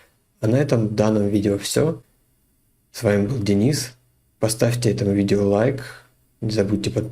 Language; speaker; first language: Russian; native; Russian